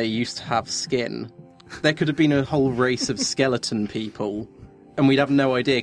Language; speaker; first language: English; native; English